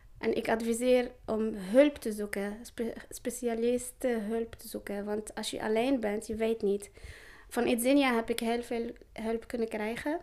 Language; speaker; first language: Dutch; non-native, learner; Arabic